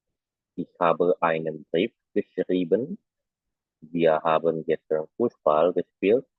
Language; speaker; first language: German; non-native, fluent; Indonesian